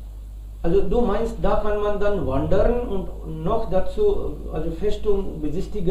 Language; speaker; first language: German; non-native, fluent; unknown